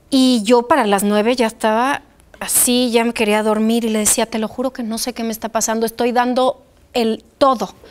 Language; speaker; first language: Spanish; early bilingual, other home language; Polish